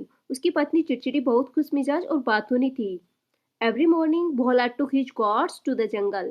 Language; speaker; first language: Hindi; native; Hindi